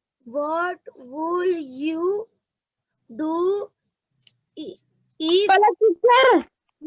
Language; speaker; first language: English; non-native, learner; Hindi